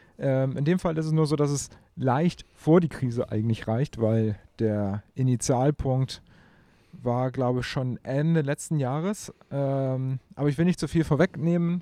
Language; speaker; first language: German; native; German